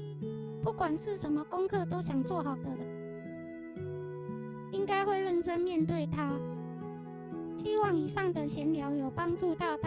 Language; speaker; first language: Chinese; native; Chinese